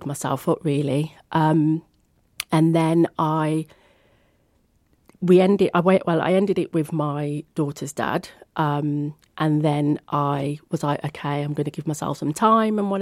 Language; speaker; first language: English; native; English